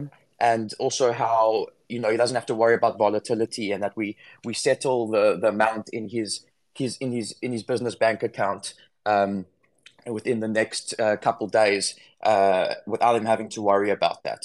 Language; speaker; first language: English; native; English